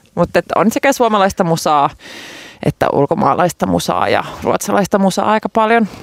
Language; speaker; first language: Finnish; non-native, local second language; Swedish